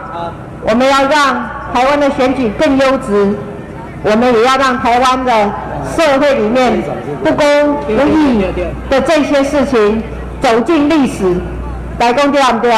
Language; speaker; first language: Chinese; native; Chinese